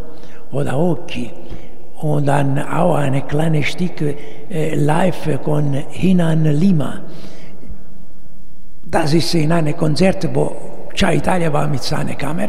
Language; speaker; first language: German; non-native, learner; Italian